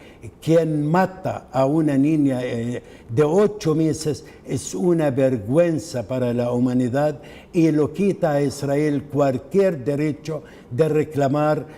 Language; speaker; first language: Spanish; non-native, fluent; Arabic